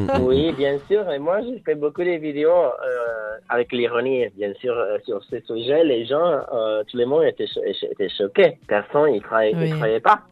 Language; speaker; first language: French; non-native, fluent; Italian